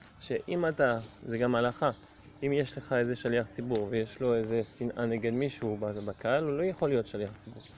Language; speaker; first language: Hebrew; non-native, fluent; French